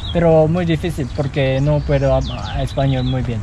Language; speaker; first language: Spanish; non-native, learner; Japanese